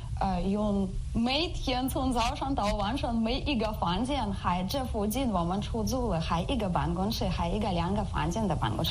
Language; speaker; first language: Chinese; non-native, learner; Ukrainian